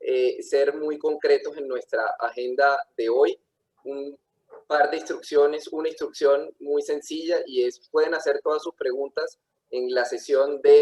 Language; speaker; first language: Spanish; native; Spanish